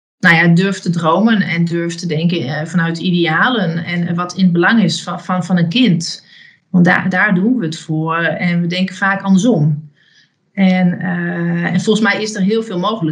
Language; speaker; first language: Dutch; native; Dutch